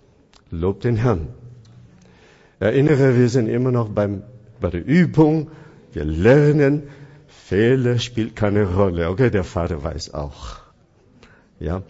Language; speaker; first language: German; non-native, fluent; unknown